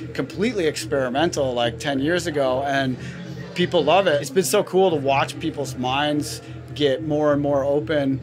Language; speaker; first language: English; native; English